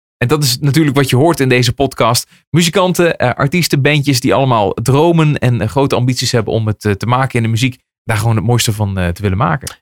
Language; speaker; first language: Dutch; native; Dutch